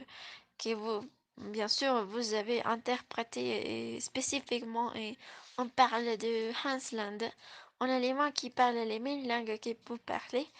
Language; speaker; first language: French; non-native, learner; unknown